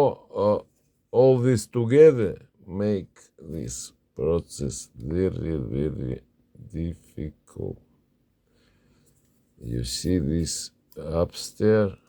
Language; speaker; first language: English; non-native, learner; Russian